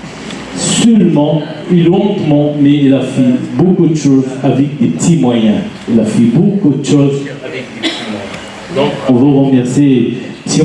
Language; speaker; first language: French; non-native, local second language; Arabic